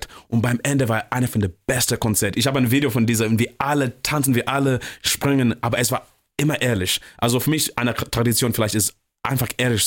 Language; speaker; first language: German; non-native, fluent; English